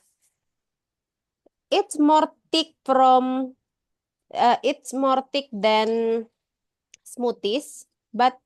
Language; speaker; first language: English; non-native, learner; Indonesian